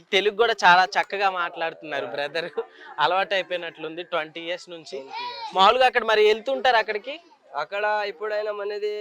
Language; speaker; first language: Telugu; non-native, local second language; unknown